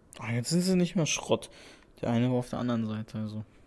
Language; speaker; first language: German; native; German